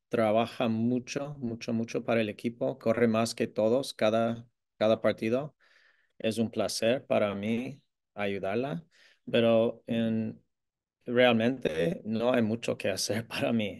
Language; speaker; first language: Spanish; non-native, fluent; English